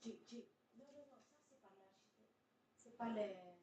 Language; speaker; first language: French; non-native, fluent; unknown